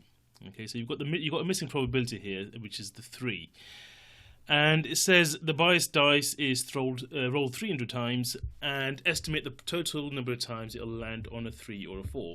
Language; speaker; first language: English; native; English